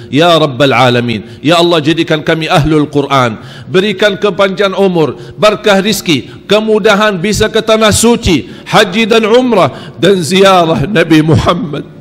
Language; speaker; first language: Malay; non-native, fluent; Arabic